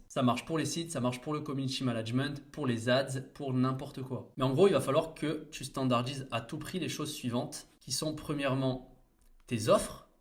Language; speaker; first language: French; native; French